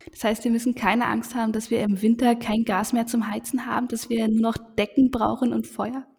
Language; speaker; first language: German; native; German